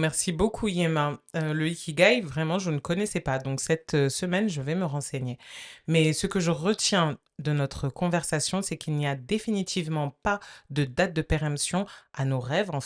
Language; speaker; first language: French; native; French